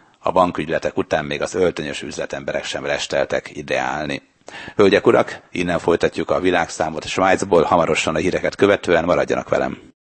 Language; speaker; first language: Hungarian; native; Hungarian